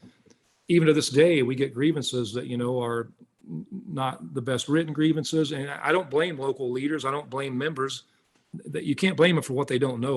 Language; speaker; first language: English; native; English